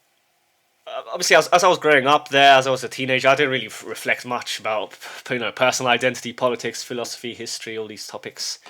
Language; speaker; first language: English; early bilingual, heritage; English